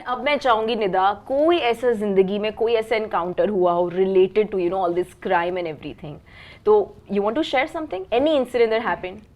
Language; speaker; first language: Urdu; native; Urdu